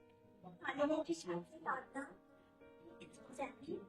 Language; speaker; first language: German; non-native, learner; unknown